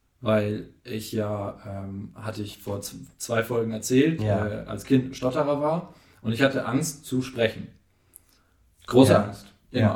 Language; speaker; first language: German; native; German